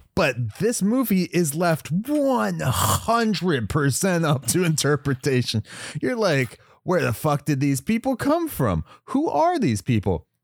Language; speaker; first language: English; native; English